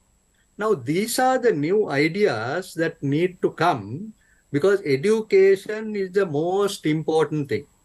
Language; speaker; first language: English; non-native, local second language; Sinhala